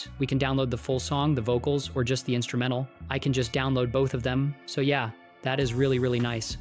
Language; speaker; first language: English; native; English